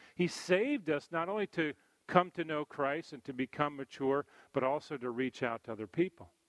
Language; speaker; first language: English; native; English